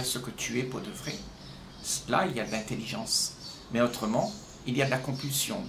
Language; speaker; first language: French; native; French